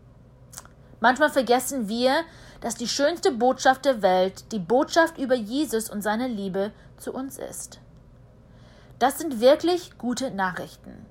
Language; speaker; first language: German; early bilingual, heritage; German